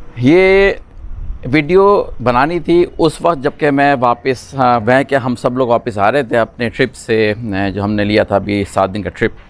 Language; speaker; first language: Urdu; native; Urdu